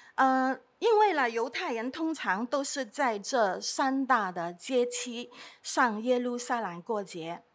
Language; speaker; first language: Chinese; non-native, fluent; Cantonese